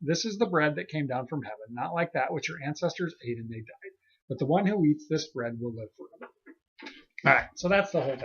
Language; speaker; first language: English; native; English